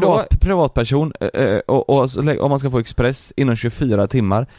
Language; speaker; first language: Swedish; native; Swedish